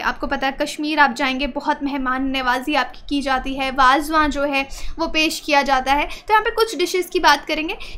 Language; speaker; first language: Hindi; native; Hindi